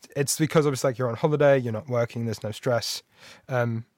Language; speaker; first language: English; native; English